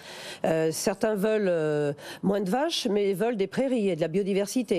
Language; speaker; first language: French; native; French